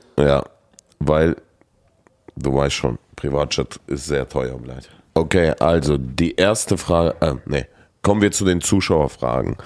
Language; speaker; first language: German; early bilingual, other home language; Russian